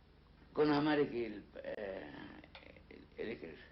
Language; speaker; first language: French; non-native, learner; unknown